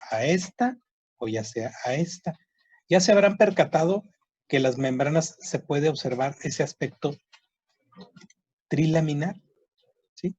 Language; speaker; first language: Spanish; native; Spanish